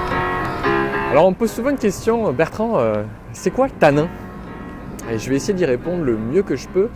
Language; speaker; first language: French; native; French